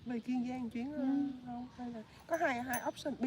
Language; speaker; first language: Vietnamese; native; Vietnamese